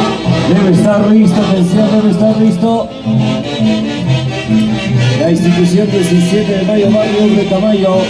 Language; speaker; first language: Spanish; native; Spanish